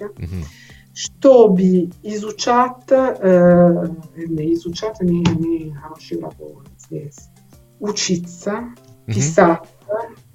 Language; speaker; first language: Russian; non-native, learner; Italian